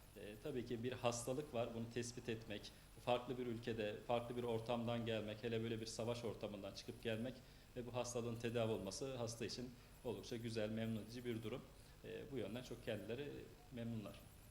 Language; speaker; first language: Turkish; native; Turkish